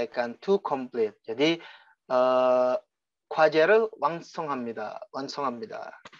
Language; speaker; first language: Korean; non-native, fluent; Indonesian